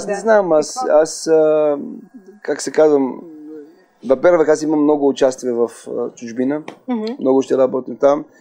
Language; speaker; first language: Bulgarian; non-native, learner; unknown